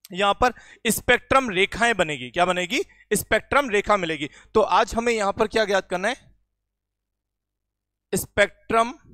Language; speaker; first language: Hindi; native; Hindi